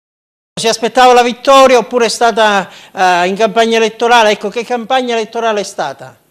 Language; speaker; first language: Italian; native; Italian